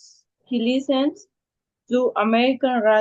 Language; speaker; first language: English; non-native, learner; Spanish